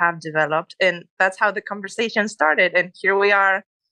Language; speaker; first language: English; non-native, fluent; Spanish